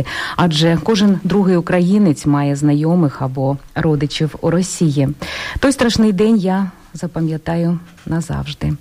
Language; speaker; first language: Ukrainian; native; Ukrainian